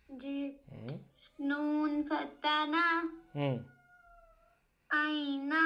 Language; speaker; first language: Arabic; non-native, learner; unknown